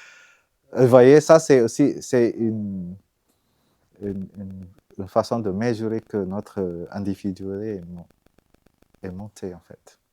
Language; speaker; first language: French; non-native, fluent; Vietnamese